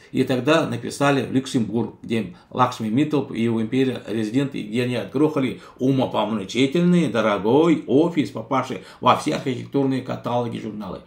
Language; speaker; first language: Russian; non-native, local second language; Kazakh